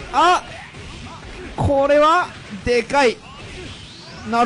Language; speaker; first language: Japanese; native; Japanese